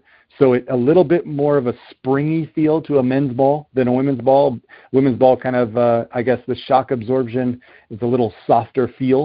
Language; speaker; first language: English; native; English